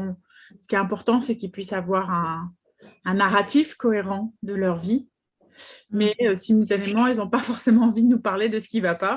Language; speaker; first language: French; native; French